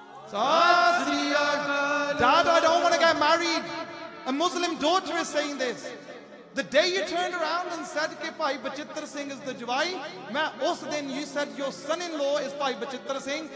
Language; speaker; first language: English; early bilingual, other home language; Punjabi